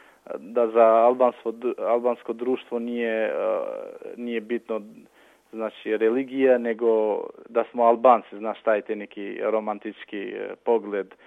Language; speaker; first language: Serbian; non-native, local second language; Albanian